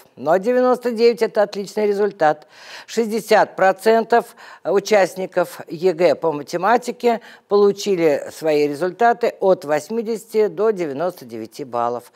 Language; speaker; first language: Russian; native; Russian